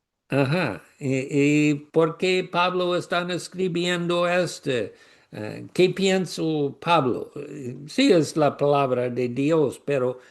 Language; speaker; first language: Spanish; non-native, learner; English